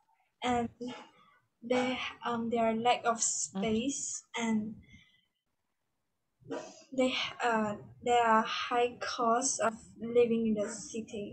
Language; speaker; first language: English; non-native, learner; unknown